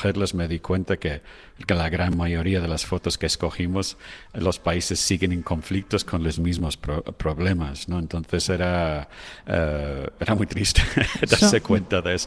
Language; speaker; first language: Spanish; non-native, fluent; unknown